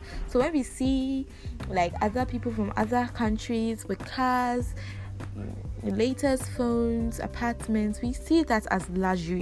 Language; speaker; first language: English; non-native, local second language; Akan